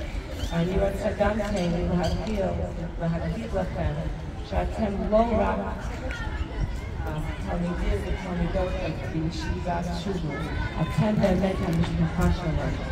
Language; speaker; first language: Hebrew; non-native, fluent; English